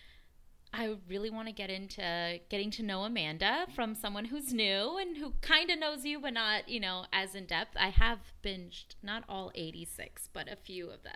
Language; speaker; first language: English; early bilingual, other home language; Spanish